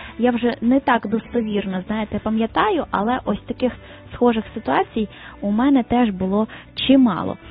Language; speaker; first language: Ukrainian; native; Ukrainian